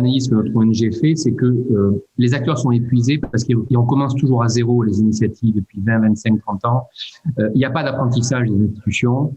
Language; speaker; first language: French; native; French